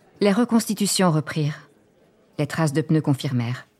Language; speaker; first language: French; native; French